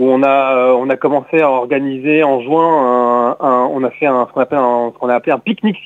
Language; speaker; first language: French; native; French